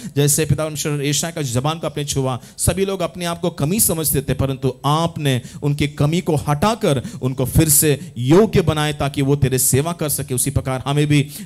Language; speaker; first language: Hindi; non-native, local second language; Tamil